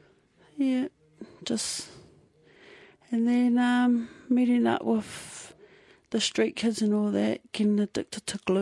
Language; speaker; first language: English; native; English